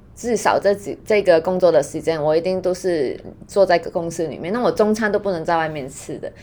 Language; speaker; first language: Chinese; non-native, fluent; Cantonese